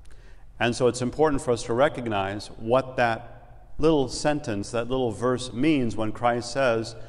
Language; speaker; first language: English; native; English